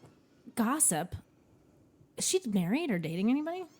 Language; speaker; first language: English; native; English